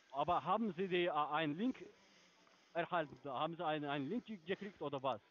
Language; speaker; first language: German; non-native, learner; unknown